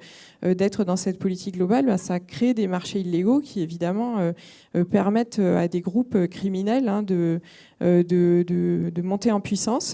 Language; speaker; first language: French; native; French